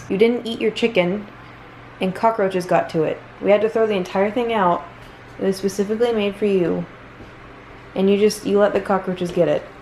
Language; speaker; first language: English; native; English